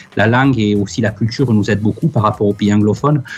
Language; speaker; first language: French; native; French